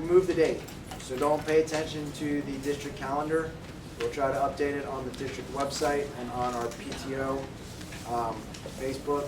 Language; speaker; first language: English; native; English